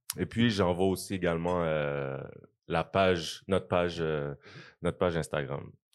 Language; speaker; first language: French; native; French